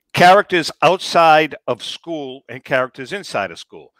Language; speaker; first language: English; native; English